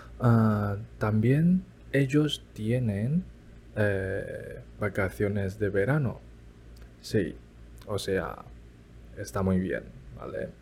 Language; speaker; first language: Spanish; early bilingual, other home language; Chinese